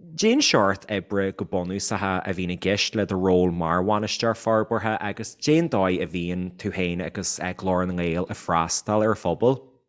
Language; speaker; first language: Irish; native; Irish